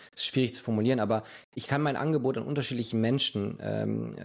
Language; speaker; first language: German; early bilingual, other home language; Spanish